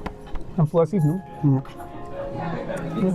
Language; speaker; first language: French; non-native, fluent; Spanish